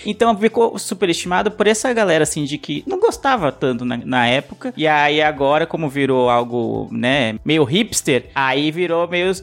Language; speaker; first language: Portuguese; native; Portuguese